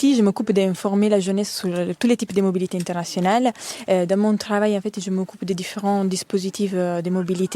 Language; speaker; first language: French; non-native, fluent; Italian